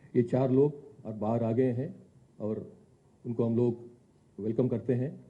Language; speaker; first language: Hindi; non-native, local second language; Telugu